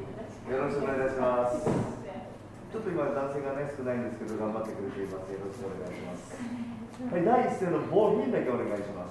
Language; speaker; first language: Japanese; native; Japanese